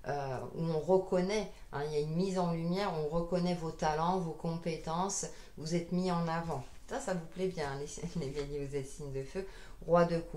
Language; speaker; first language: French; native; French